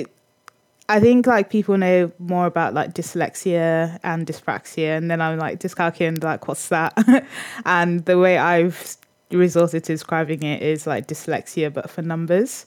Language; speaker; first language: English; native; English